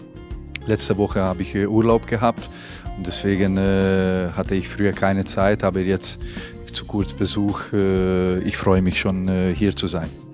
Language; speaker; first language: German; non-native, fluent; Hungarian